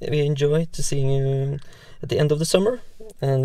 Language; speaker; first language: English; non-native, learner; Norwegian